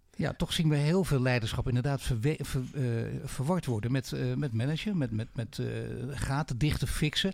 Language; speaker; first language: Dutch; native; Dutch